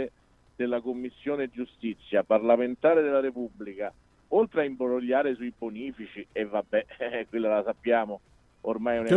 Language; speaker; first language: Italian; native; Italian